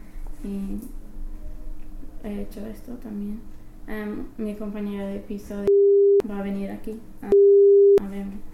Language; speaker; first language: Spanish; non-native, learner; English